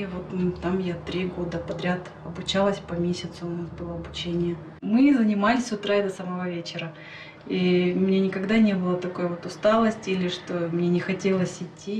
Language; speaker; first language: Russian; native; Russian